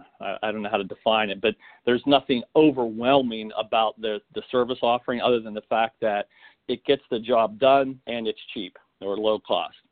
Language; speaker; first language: English; native; English